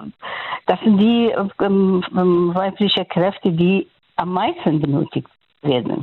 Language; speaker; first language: German; non-native, fluent; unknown